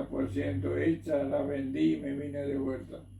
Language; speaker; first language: Spanish; non-native, local second language; German